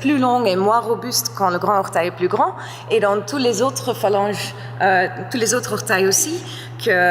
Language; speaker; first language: French; non-native, fluent; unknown